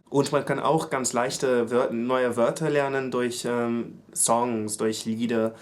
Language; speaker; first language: German; non-native, fluent; English